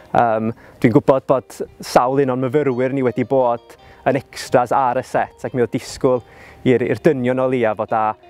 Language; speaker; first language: Welsh; native; Welsh